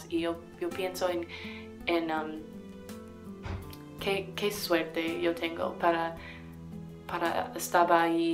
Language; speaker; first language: Spanish; non-native, learner; English